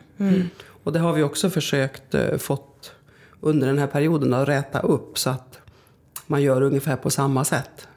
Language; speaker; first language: Swedish; native; Swedish